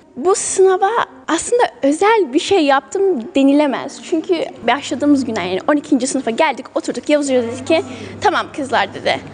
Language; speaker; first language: Turkish; early bilingual, heritage; Turkish